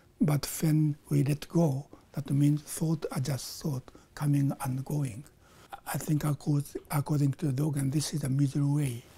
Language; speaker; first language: English; non-native, fluent; Japanese